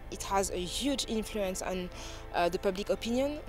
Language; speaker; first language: English; non-native, fluent; French